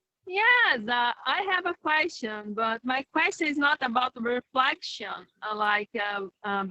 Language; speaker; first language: English; non-native, fluent; Portuguese